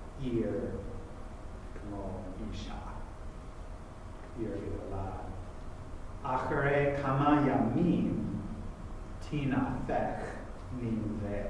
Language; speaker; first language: Hebrew; non-native, fluent; English